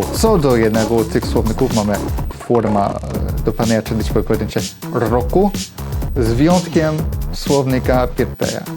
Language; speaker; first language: Polish; non-native, fluent; English